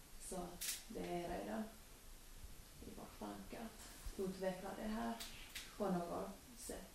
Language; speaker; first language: Swedish; non-native, local second language; Finnish